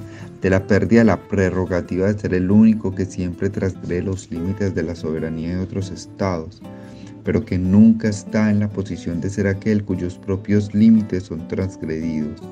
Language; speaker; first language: Spanish; native; Spanish